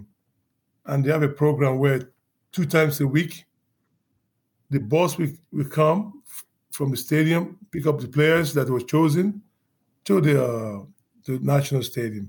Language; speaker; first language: English; non-native, local second language; Yoruba